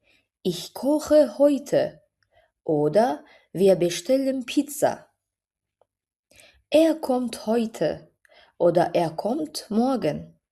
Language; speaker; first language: German; non-native, fluent; Azerbaijani